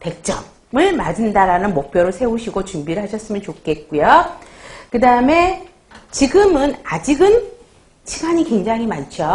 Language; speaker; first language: Korean; native; Korean